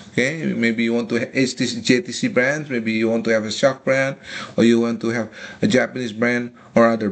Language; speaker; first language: English; non-native, fluent; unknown